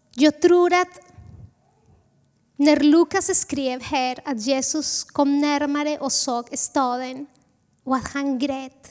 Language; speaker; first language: Swedish; non-native, fluent; Spanish